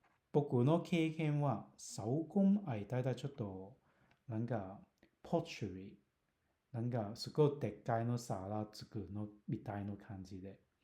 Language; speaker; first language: Japanese; non-native, fluent; Cantonese